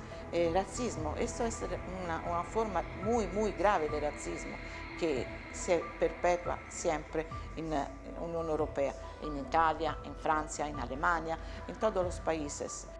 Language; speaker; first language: Spanish; non-native, learner; Italian